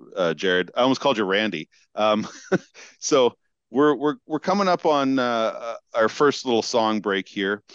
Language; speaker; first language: English; native; English